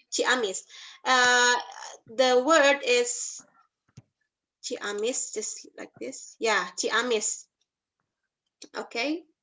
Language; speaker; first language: English; non-native, fluent; Indonesian